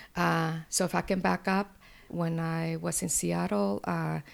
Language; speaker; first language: English; early bilingual, other home language; Spanish